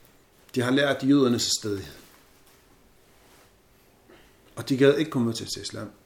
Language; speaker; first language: Danish; non-native, fluent; Arabic